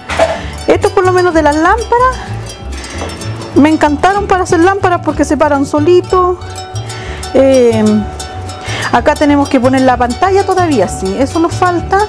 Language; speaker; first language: Spanish; native; Spanish